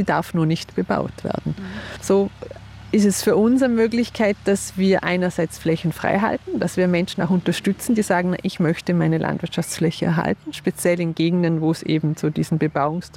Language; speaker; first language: German; native; German